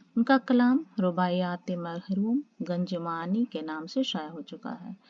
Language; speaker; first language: Urdu; native; Urdu